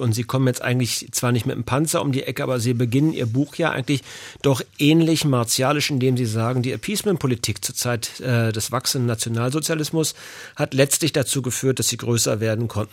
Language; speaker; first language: German; native; German